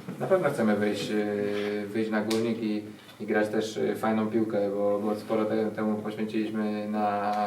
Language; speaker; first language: Polish; native; Polish